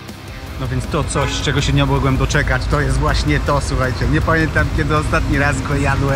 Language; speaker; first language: Polish; native; Polish